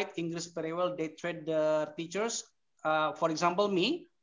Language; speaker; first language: English; non-native, fluent; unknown